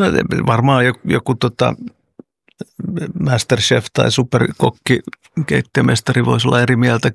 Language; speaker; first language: Finnish; early bilingual, other home language; Oromo